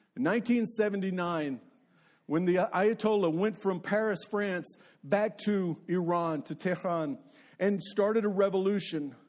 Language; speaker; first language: English; native; English